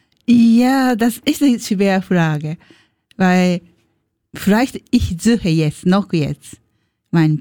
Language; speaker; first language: German; non-native, learner; Japanese